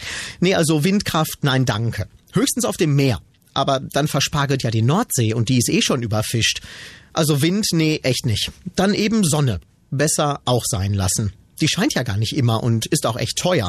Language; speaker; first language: German; native; German